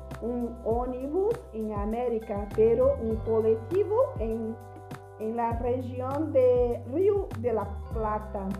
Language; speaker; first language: Spanish; non-native, learner; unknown